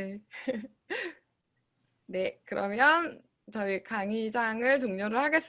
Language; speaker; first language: Korean; native; Korean